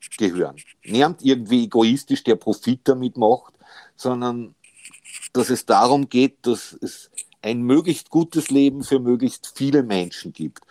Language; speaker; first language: German; native; German